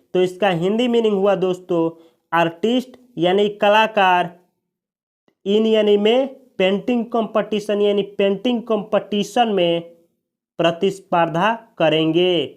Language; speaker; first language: Hindi; native; Hindi